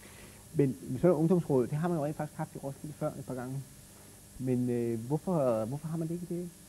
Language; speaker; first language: Danish; native; Danish